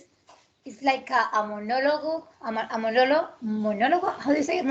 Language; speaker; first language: English; non-native, learner; Spanish